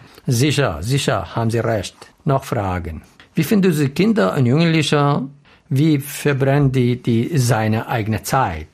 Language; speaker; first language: German; non-native, learner; Arabic